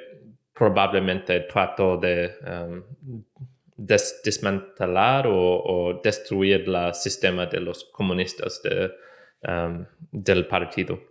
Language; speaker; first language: Spanish; non-native, learner; English